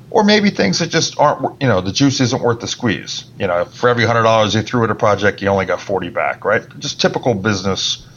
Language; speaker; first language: English; native; English